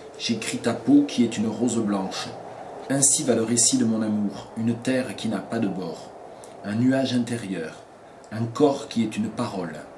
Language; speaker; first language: French; native; French